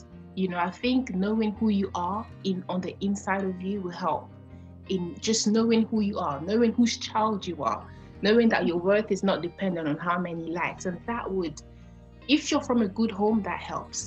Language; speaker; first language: English; non-native, fluent; French